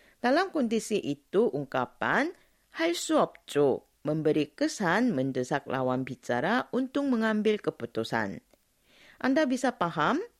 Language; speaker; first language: Indonesian; non-native, fluent; Korean